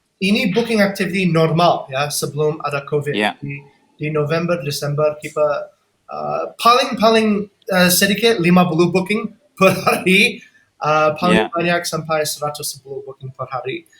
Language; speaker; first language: Indonesian; non-native, fluent; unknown